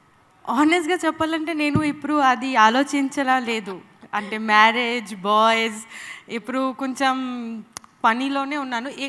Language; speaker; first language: Telugu; non-native, learner; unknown